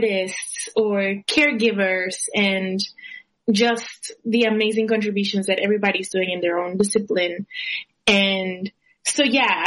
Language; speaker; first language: English; non-native, fluent; Spanish